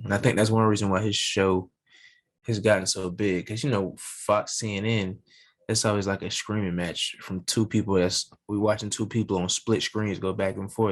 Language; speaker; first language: English; native; English